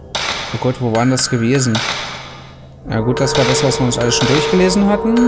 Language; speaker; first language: German; native; German